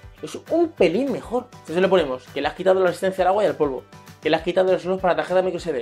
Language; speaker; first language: Spanish; native; Spanish